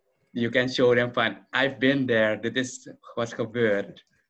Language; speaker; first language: English; non-native, fluent; Dutch